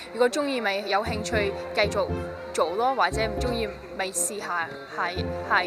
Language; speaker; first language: Cantonese; early bilingual, heritage; Cantonese